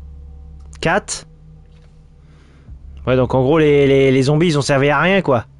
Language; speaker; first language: French; native; French